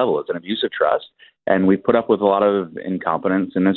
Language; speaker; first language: English; native; English